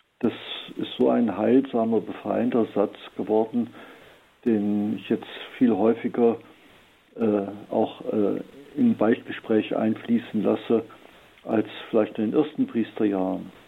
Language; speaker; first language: German; native; German